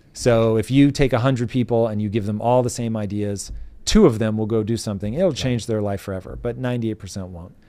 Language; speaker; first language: English; native; English